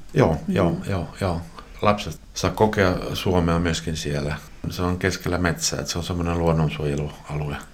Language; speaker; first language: Finnish; non-native, local second language; Swedish